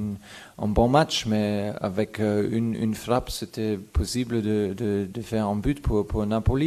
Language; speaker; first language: French; non-native, fluent; German